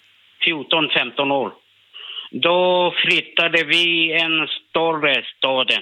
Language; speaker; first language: Swedish; non-native, learner; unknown